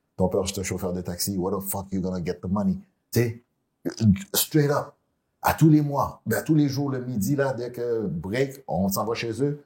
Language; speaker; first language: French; early bilingual, other home language; Haitian Creole